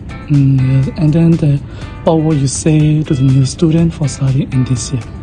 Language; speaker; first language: English; non-native, learner; Burmese